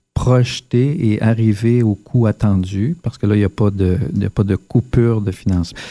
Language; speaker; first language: French; native; French